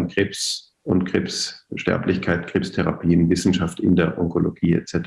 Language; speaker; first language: German; native; German